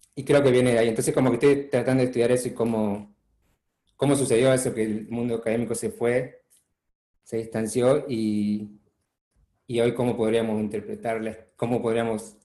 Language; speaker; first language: Spanish; native; Spanish